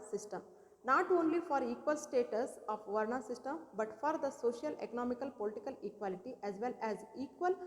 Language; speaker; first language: English; non-native, local second language; Kannada